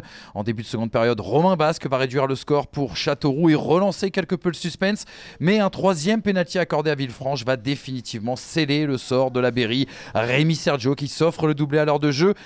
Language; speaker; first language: French; native; French